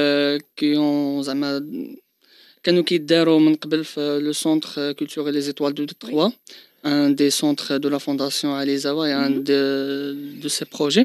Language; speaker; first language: French; non-native, local second language; Arabic